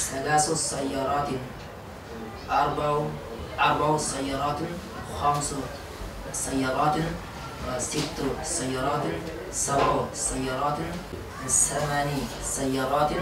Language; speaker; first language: Arabic; non-native, learner; Uzbek